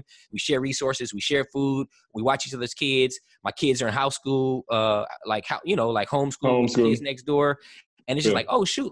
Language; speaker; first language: English; native; English